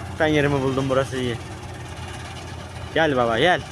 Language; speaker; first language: Turkish; native; Turkish